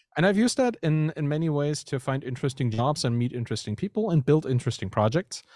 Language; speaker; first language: English; non-native, fluent; German